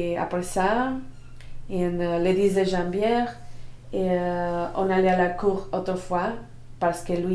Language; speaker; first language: French; non-native, learner; Spanish